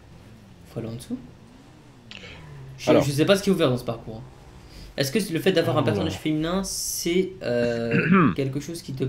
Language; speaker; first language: French; native; French